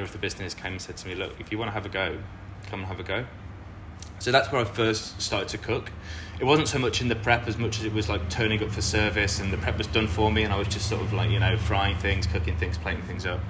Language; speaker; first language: English; native; English